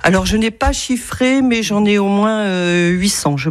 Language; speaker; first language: French; native; French